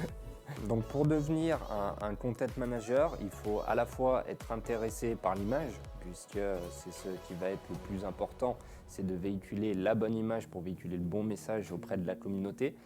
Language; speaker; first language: French; native; French